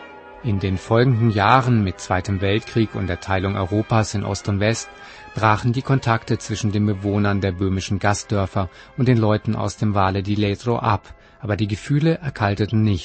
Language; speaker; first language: German; native; German